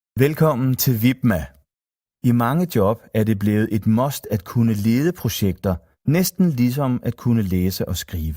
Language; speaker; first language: Danish; native; Danish